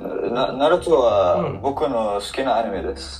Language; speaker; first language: Japanese; non-native, learner; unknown